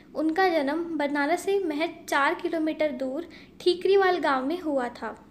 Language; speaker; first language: Hindi; native; Hindi